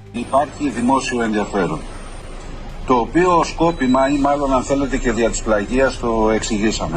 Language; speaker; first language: Greek; native; Greek